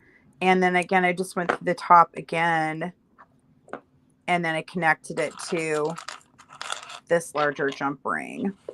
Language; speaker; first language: English; native; English